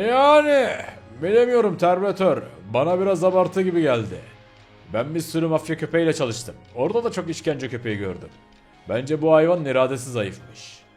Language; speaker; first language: Turkish; native; Turkish